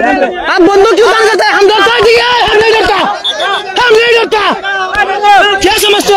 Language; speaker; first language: Hindi; non-native, learner; Bangla